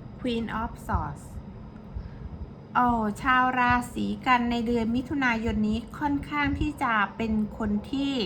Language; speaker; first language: Thai; native; Thai